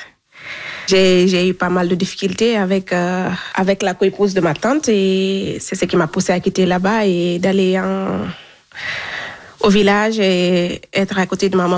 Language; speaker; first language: French; non-native, local second language; Fula